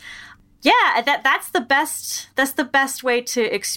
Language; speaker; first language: English; native; English